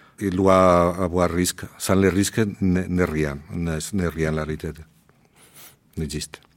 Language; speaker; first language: French; non-native, learner; Spanish